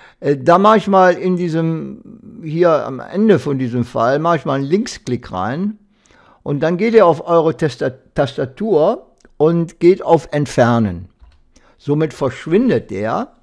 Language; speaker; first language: German; native; German